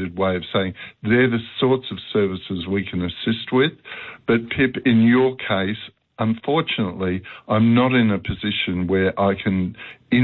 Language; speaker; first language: English; native; English